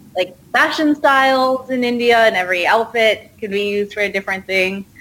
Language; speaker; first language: English; early bilingual, other home language; Hindi